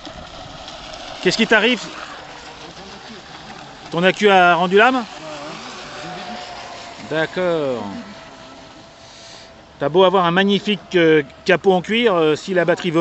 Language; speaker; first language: French; native; French